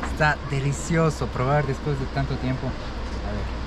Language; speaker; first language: Spanish; native; Spanish